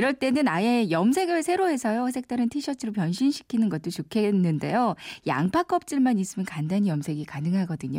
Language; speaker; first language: Korean; native; Korean